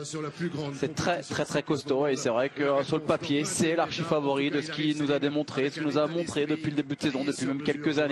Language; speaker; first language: French; native; French